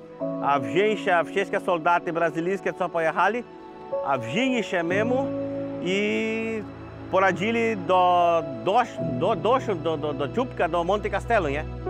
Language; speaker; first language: Polish; early bilingual, heritage; Polish